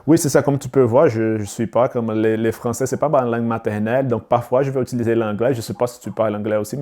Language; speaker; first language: French; non-native, learner; Portuguese